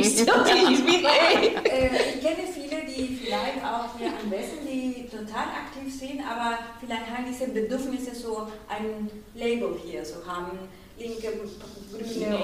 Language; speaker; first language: German; non-native, fluent; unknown